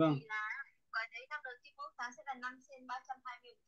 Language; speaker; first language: Vietnamese; native; Vietnamese